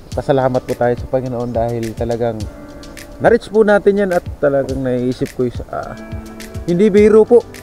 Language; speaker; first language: Filipino; native; Filipino